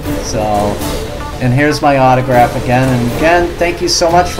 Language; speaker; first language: English; native; English